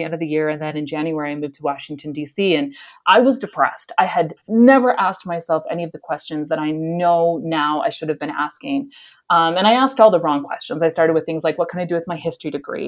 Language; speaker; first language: English; native; English